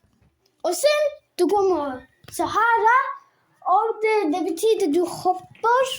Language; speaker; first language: Swedish; non-native, local second language; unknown